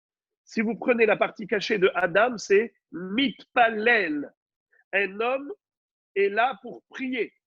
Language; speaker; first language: French; native; French